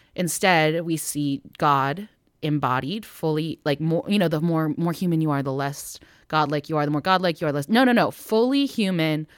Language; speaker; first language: English; native; English